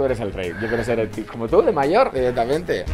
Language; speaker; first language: Spanish; native; Spanish